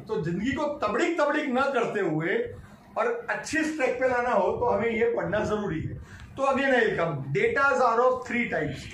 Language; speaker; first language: Hindi; native; Hindi